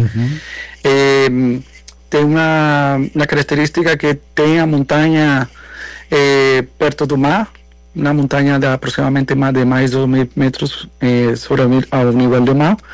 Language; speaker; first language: Portuguese; non-native, learner; Spanish